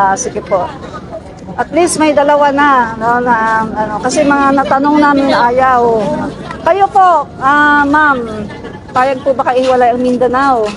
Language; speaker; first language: Filipino; native; Filipino